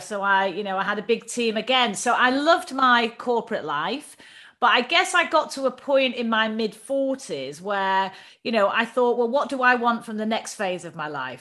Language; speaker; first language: English; native; English